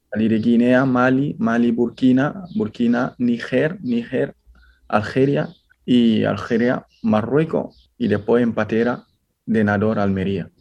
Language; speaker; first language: Spanish; non-native, fluent; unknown